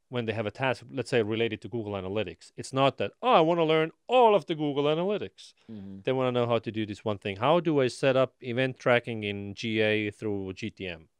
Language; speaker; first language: English; non-native, fluent; Estonian